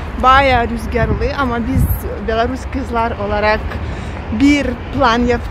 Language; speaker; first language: Turkish; non-native, fluent; Russian